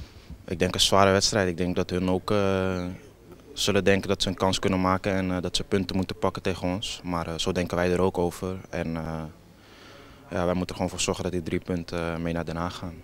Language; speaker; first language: Dutch; native; Dutch